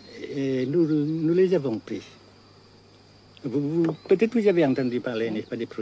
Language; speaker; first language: French; non-native, local second language; Vietnamese